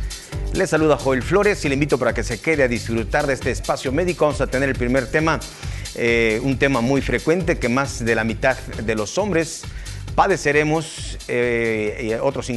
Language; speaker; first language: Spanish; native; Spanish